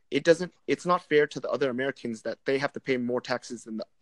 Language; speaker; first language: English; non-native, fluent; Vietnamese